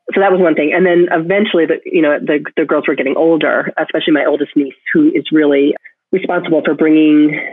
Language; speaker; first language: English; native; English